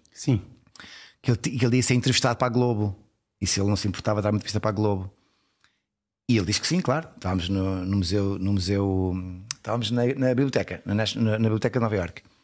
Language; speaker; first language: Portuguese; early bilingual, heritage; Portuguese